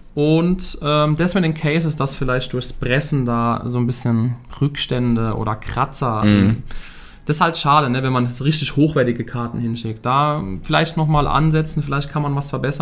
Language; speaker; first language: German; native; German